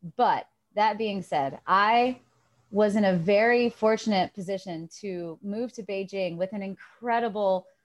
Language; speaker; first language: English; native; English